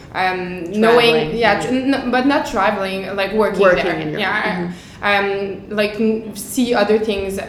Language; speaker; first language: English; native; English